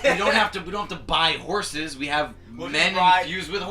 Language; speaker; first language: English; native; English